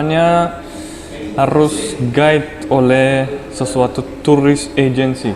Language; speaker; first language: Indonesian; non-native, fluent; Turkmen